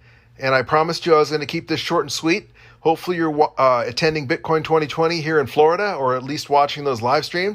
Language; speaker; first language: English; native; English